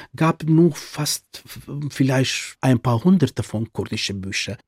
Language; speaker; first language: German; non-native, fluent; Arabic